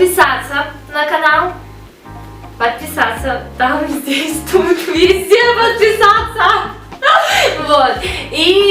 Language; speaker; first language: Russian; native; Russian